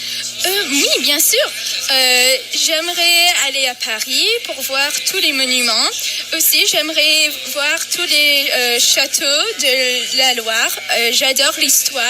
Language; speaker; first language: French; non-native, fluent; English